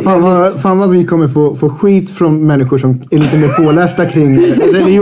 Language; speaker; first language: Swedish; native; Swedish